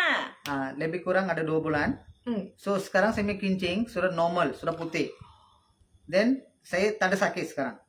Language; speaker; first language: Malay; non-native, local second language; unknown